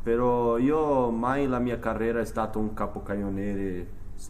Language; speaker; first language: Italian; non-native, fluent; Portuguese